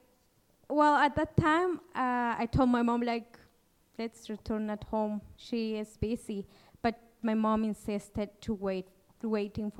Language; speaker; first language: English; non-native, fluent; Kaqchikel